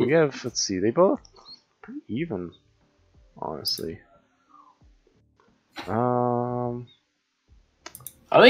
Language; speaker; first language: English; native; English